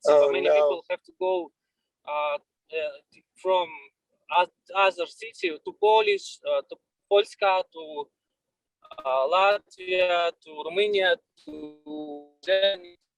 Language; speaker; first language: English; non-native, learner; Russian